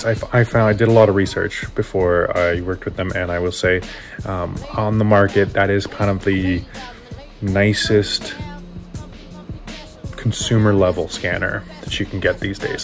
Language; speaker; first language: English; native; English